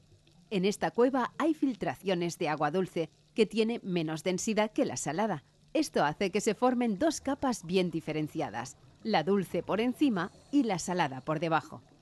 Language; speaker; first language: Spanish; native; Spanish